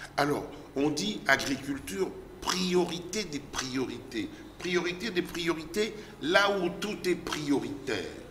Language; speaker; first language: French; non-native, local second language; Lingala